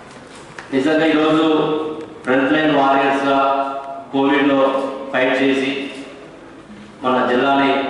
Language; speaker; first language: Telugu; native; Telugu